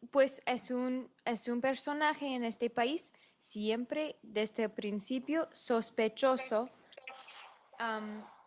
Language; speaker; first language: Spanish; non-native, fluent; English